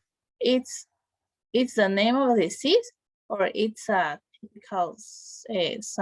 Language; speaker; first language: English; non-native, learner; Spanish